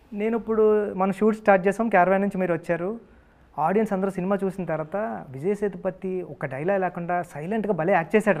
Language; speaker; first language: Telugu; native; Telugu